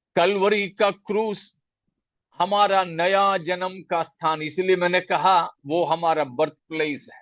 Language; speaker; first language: Hindi; non-native, local second language; Malayalam